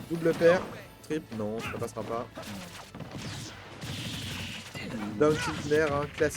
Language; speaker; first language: French; native; French